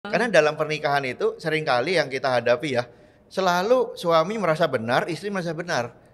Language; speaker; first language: Indonesian; native; Indonesian